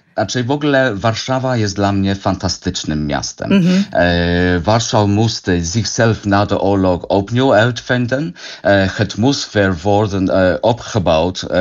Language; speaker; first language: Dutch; non-native, learner; English